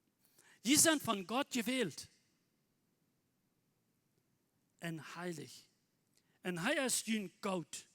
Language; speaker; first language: German; non-native, learner; Plautdietsch